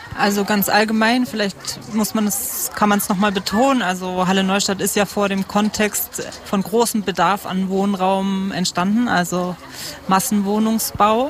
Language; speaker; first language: German; native; German